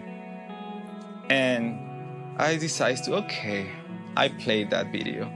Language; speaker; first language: English; non-native, learner; Spanish